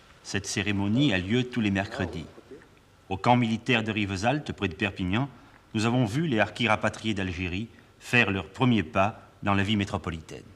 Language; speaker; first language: French; native; French